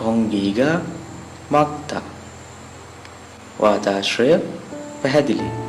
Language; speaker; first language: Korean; non-native, fluent; Sinhala